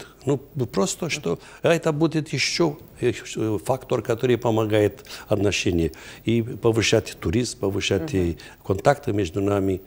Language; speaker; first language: Russian; non-native, fluent; Romanian